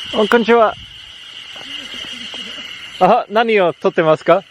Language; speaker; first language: Japanese; non-native, fluent; English